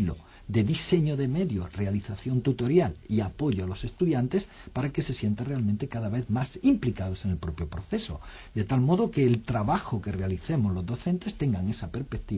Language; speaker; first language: Spanish; native; Spanish